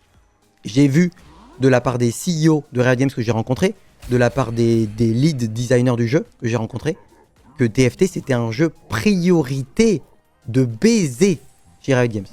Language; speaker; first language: French; native; French